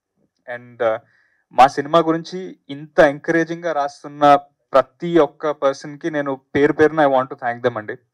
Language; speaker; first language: Telugu; native; Telugu